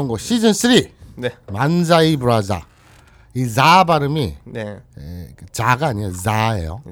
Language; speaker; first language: Korean; native; Korean